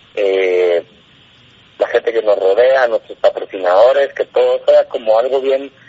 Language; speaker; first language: Spanish; native; Spanish